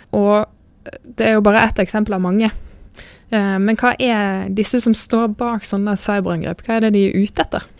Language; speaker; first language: Norwegian; native; Norwegian